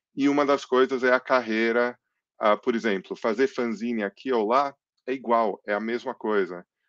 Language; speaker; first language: Portuguese; early bilingual, other home language; English